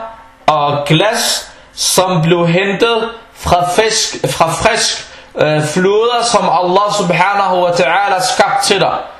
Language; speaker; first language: Danish; non-native, local second language; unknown